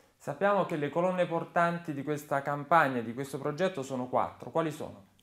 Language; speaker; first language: Italian; native; Italian